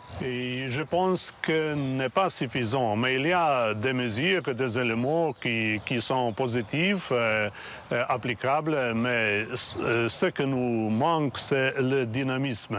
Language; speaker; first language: French; non-native, fluent; Slovenian